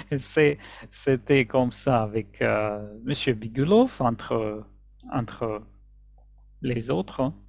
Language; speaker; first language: French; non-native, fluent; Russian